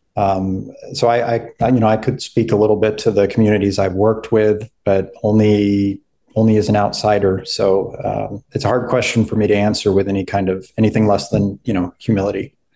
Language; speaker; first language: English; native; English